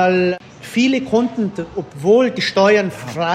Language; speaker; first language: German; early bilingual, heritage; German